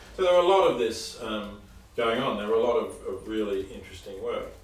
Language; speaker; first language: English; native; English